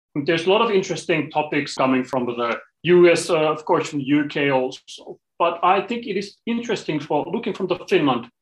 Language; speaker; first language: English; non-native, fluent; Finnish